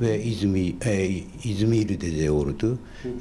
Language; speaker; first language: Turkish; non-native, fluent; Japanese